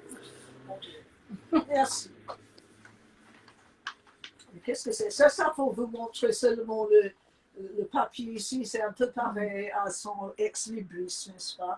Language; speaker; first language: French; non-native, fluent; English